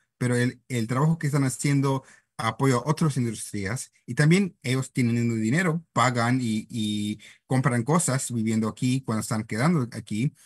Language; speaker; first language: Spanish; non-native, fluent; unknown